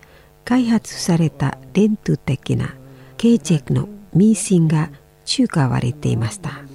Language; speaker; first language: Japanese; non-native, learner; Indonesian